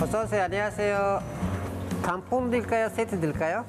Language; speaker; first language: Korean; non-native, learner; Turkish